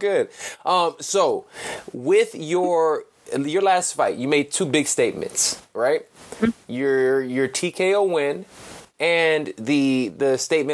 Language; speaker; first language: English; early bilingual, other home language; Spanish